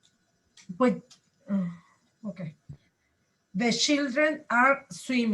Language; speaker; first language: English; non-native, learner; Spanish